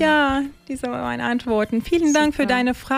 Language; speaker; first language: German; non-native, learner; Turkish